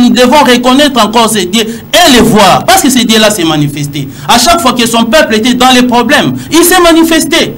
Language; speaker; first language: French; non-native, local second language; Lingala